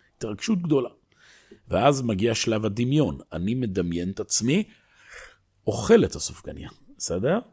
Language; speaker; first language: Hebrew; native; Hebrew